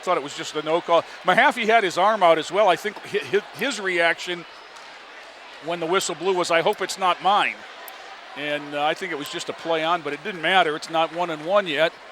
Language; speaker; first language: English; native; English